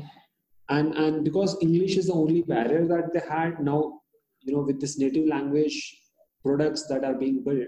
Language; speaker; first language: English; non-native, local second language; Hindi